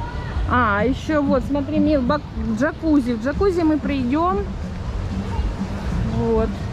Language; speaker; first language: Russian; native; Russian